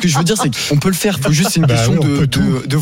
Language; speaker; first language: French; native; French